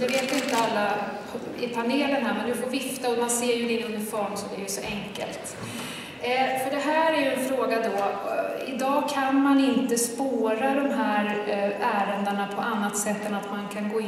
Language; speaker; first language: Swedish; native; Swedish